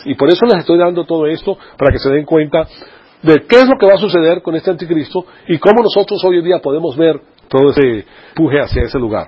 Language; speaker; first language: Spanish; native; Spanish